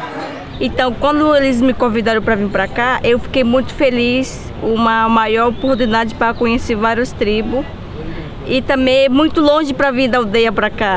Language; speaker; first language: Portuguese; non-native, local second language; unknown